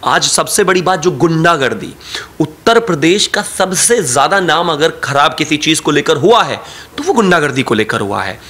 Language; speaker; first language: Hindi; native; Hindi